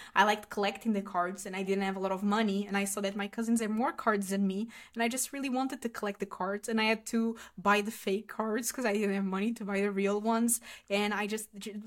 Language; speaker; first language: English; non-native, fluent; Portuguese